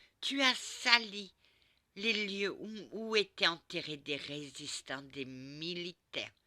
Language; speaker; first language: French; early bilingual, other home language; Portuguese